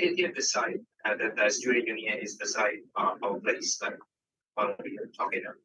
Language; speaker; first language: English; non-native, learner; Vietnamese